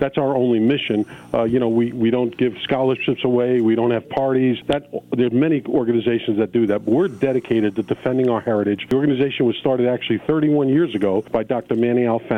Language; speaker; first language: English; early bilingual, other home language; Sicilian